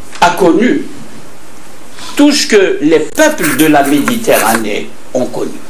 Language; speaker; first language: French; non-native, local second language; Kabyle